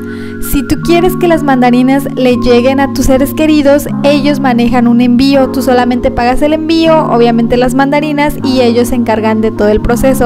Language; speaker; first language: Spanish; native; Spanish